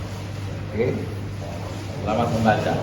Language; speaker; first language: Indonesian; native; Indonesian